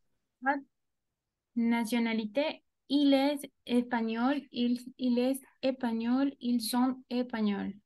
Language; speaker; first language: French; non-native, learner; Spanish